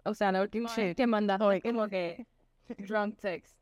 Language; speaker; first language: Spanish; early bilingual, heritage; Spanish